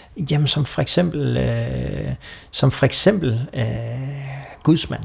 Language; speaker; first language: Danish; native; Danish